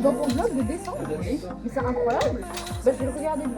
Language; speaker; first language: French; native; French